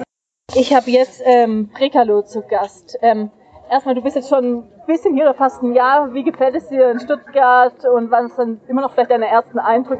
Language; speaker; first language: German; native; German